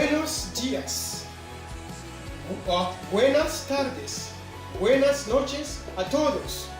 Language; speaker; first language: Spanish; non-native, fluent; French